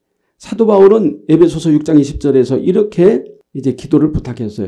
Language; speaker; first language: Korean; native; Korean